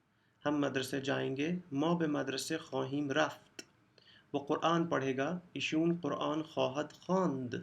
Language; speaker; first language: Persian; non-native, fluent; Urdu